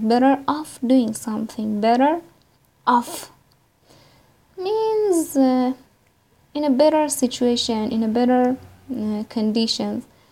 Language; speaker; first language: English; non-native, fluent; Persian